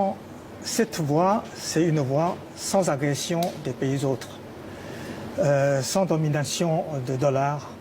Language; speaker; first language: French; non-native, fluent; Chinese